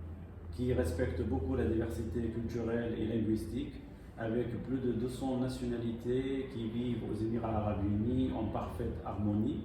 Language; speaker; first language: French; non-native, fluent; Arabic